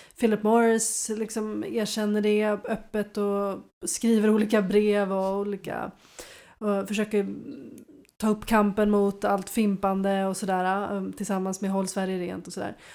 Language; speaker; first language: Swedish; native; Swedish